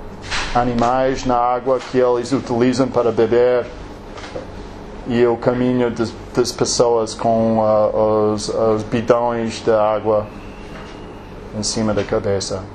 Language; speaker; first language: Portuguese; non-native, learner; English